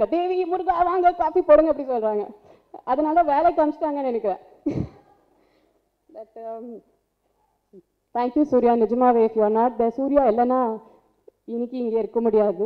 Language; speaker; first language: Tamil; non-native, local second language; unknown